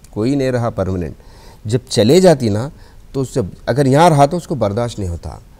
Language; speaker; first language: Hindi; native; Hindi